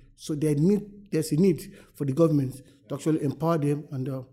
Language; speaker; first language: English; non-native, local second language; Yoruba